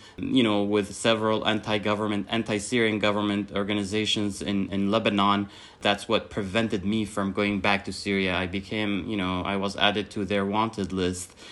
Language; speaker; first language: English; non-native, fluent; Arabic